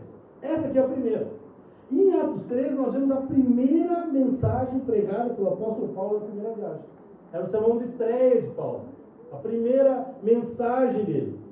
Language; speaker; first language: Portuguese; native; Portuguese